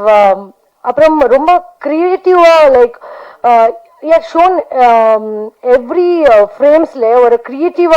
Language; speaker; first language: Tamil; non-native, learner; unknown